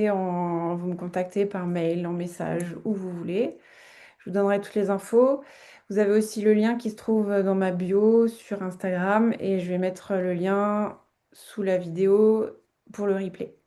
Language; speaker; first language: French; native; French